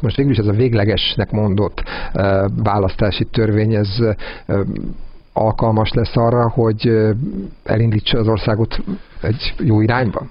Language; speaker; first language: Hungarian; native; Hungarian